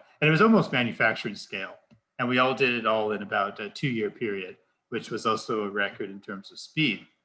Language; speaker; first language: English; native; English